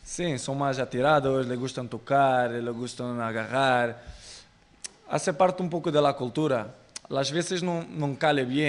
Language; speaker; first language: Spanish; non-native, fluent; Portuguese